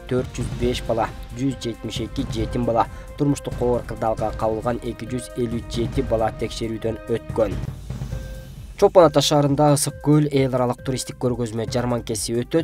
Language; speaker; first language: Kyrgyz; native; Kyrgyz